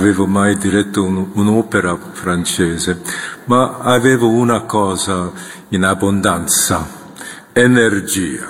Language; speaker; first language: Italian; non-native, fluent; Korean